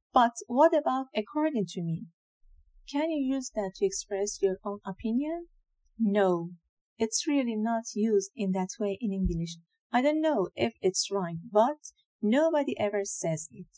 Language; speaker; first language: English; non-native, fluent; Persian